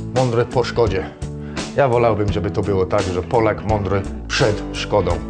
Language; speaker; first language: Polish; non-native, fluent; English